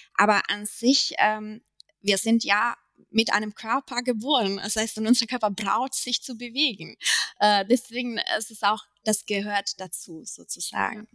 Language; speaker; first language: German; non-native, fluent; Italian